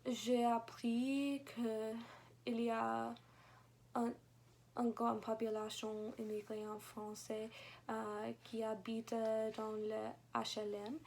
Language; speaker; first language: French; non-native, learner; English